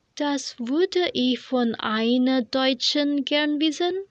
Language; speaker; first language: German; non-native, learner; Indonesian